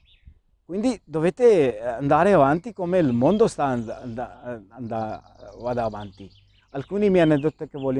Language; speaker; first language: Italian; non-native, learner; Urdu